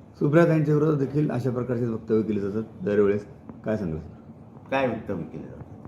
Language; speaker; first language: Hindi; native; Hindi